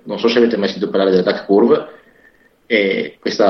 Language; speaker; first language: Italian; native; Italian